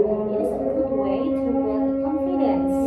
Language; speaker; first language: English; non-native, learner; Indonesian